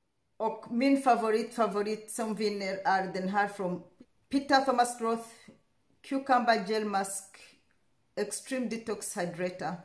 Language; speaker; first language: Swedish; non-native, learner; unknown